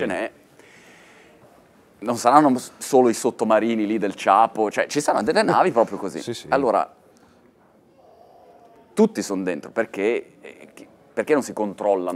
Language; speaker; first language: Italian; native; Italian